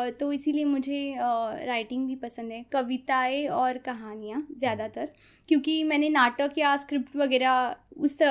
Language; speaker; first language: Hindi; non-native, local second language; Konkani